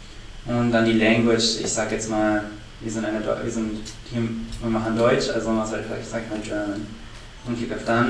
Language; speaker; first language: German; native; German